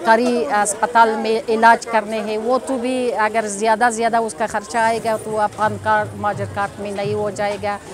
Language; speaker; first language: Hindi; non-native, learner; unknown